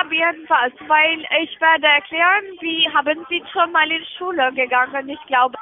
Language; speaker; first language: German; non-native, learner; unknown